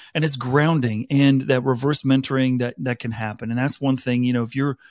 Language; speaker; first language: English; native; English